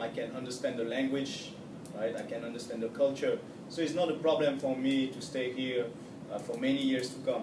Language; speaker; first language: English; non-native, fluent; French